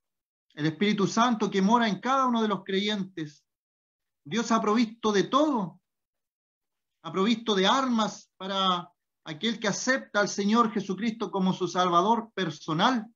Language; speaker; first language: Spanish; native; Spanish